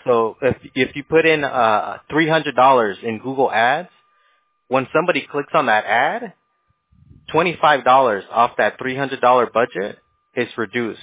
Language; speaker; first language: English; native; English